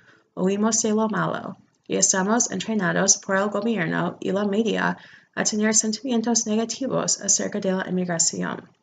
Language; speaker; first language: Spanish; non-native, fluent; English